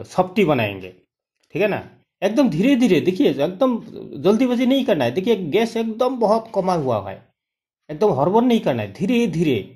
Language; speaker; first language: Hindi; non-native, local second language; Bangla